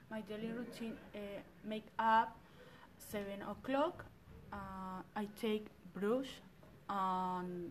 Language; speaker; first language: English; non-native, learner; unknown